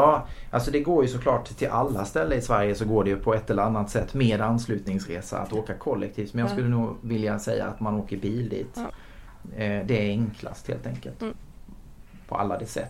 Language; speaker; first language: Swedish; native; Swedish